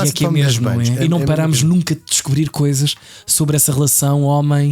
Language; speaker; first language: Portuguese; native; Portuguese